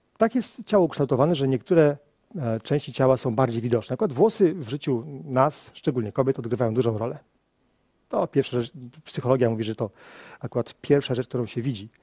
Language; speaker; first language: Polish; native; Polish